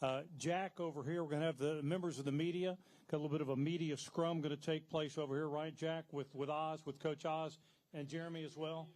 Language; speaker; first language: English; native; English